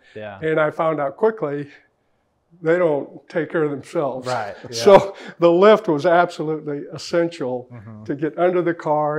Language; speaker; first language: English; native; English